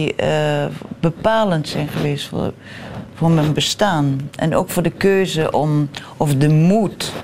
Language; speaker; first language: Dutch; native; Dutch